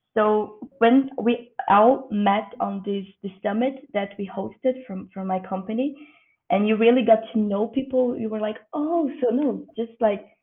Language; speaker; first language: English; non-native, fluent; Portuguese